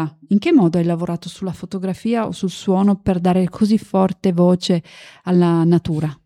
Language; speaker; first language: Italian; native; Italian